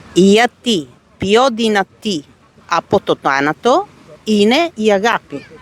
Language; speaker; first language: Greek; early bilingual, heritage; Italian